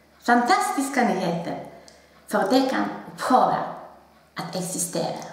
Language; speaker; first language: Swedish; non-native, fluent; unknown